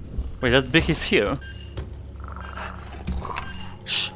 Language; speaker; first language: English; non-native, fluent; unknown